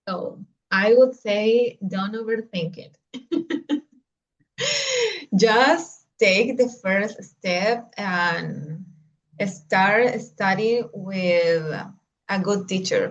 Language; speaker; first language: English; non-native, learner; Spanish